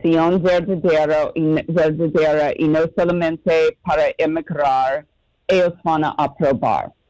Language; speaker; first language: Spanish; non-native, learner; English